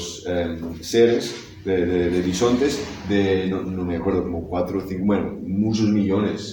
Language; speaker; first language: Spanish; non-native, fluent; English